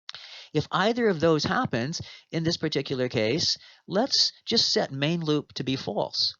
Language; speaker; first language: English; native; English